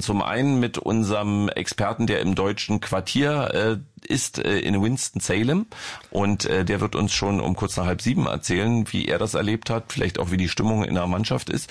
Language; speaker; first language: German; native; German